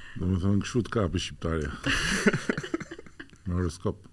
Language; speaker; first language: Albanian; native; Albanian